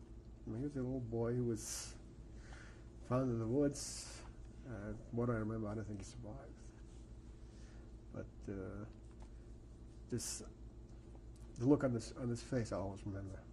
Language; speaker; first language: English; early bilingual, other home language; Yiddish